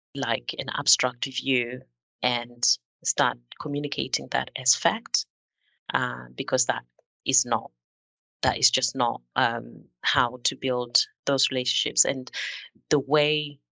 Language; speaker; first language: English; non-native, local second language; Shona